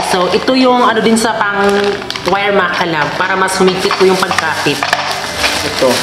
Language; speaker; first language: Filipino; non-native, local second language; Cebuano